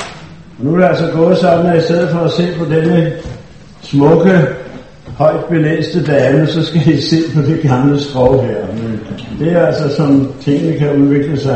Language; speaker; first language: Danish; native; Danish